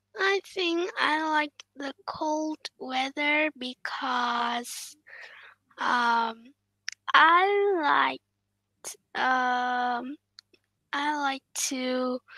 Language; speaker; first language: English; non-native, learner; Vietnamese